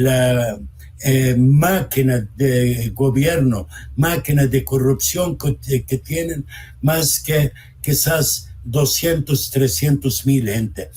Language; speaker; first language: Spanish; non-native, fluent; Arabic